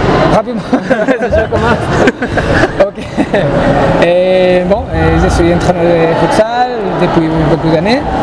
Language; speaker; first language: French; non-native, fluent; Spanish